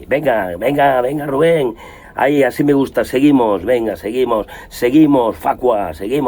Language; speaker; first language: Spanish; native; Spanish